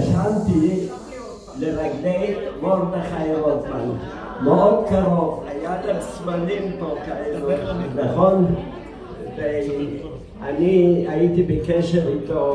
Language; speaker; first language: Hebrew; non-native, fluent; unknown